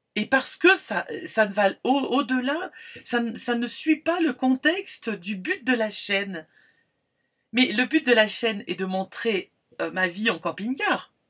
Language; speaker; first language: French; native; French